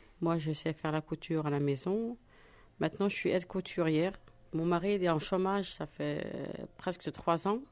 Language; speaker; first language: French; non-native, learner; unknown